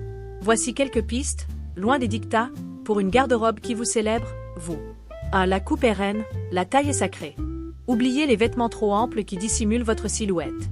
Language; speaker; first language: French; native; French